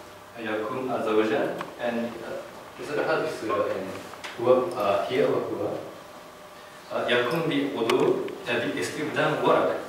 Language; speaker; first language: Arabic; non-native, learner; Japanese